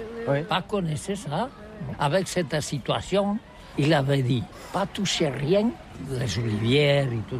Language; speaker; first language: French; non-native, local second language; Catalan